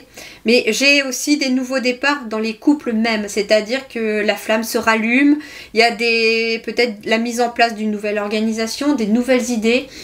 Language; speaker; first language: French; native; French